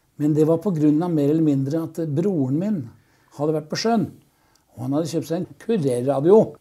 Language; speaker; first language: Norwegian; native; Norwegian